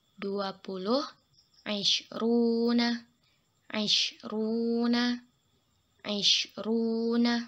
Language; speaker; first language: Arabic; non-native, fluent; Indonesian